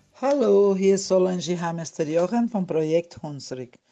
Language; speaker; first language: German; early bilingual, heritage; German